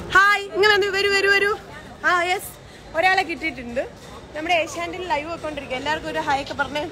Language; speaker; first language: Malayalam; native; Malayalam